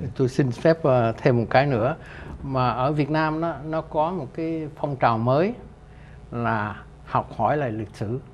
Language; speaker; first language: Vietnamese; native; Vietnamese